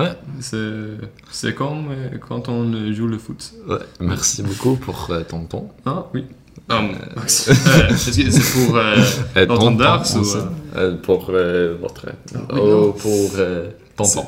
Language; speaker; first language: French; non-native, learner; Swedish